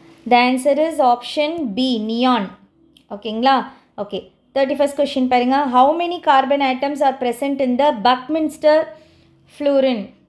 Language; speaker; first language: English; non-native, local second language; Tamil